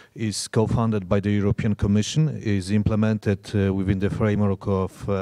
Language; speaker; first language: English; non-native, fluent; Polish